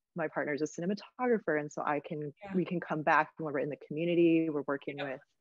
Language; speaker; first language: English; native; English